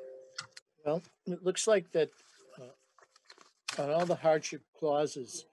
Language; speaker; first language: English; native; English